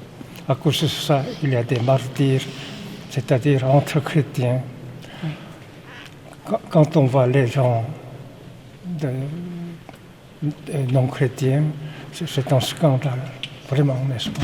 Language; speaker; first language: French; non-native, fluent; Korean